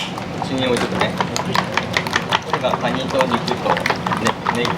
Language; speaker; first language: Japanese; native; Japanese